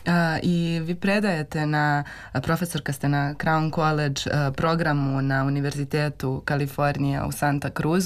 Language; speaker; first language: Serbian; native; Serbian